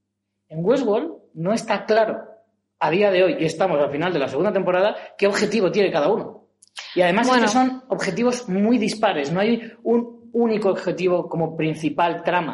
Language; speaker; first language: Spanish; native; Spanish